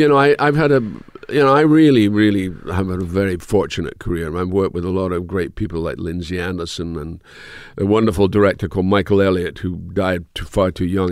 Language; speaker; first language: English; native; English